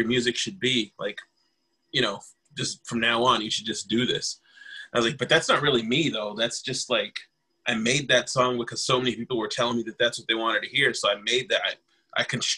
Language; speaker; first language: English; native; English